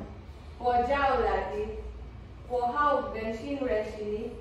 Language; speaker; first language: Chinese; non-native, learner; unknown